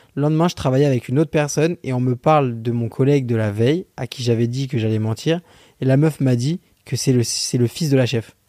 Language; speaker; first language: French; native; French